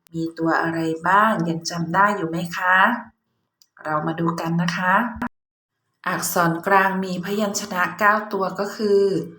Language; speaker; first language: Thai; native; Thai